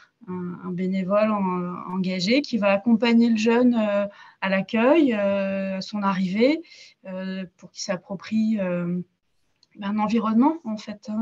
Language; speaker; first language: French; native; French